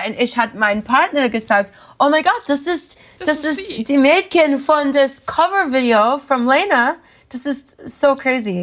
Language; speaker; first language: German; non-native, learner; English